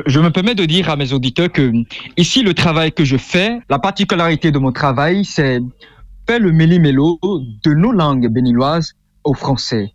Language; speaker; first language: French; non-native, local second language; Fon